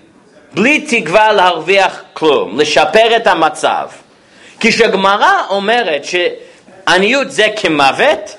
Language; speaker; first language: Hebrew; non-native, fluent; English